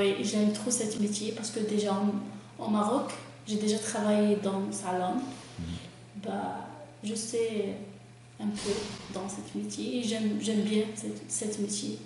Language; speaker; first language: French; non-native, learner; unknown